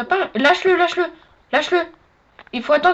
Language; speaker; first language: French; native; French